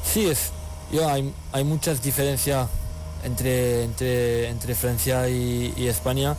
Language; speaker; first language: Spanish; non-native, learner; French